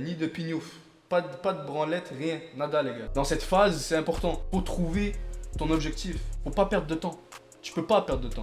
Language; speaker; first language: French; native; French